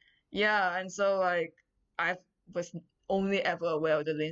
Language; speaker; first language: English; non-native, local second language; Chinese